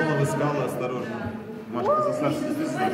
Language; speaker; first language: Russian; native; Russian